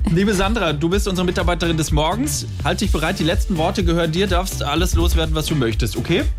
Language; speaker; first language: German; native; German